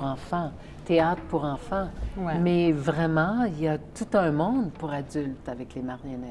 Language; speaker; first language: French; native; French